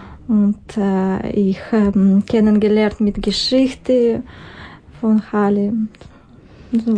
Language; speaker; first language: German; non-native, learner; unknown